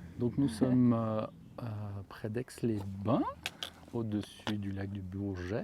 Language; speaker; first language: French; native; French